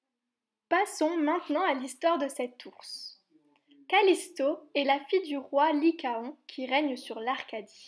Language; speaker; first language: French; native; French